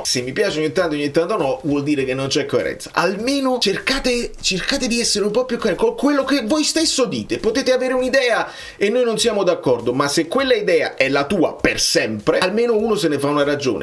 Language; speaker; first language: Italian; native; Italian